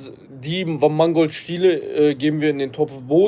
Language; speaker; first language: German; early bilingual, other home language; Kurdish